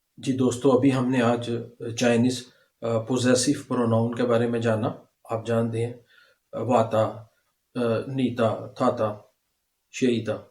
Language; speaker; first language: Urdu; native; Urdu